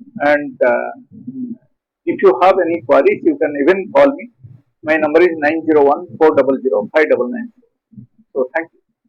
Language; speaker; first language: English; non-native, local second language; Telugu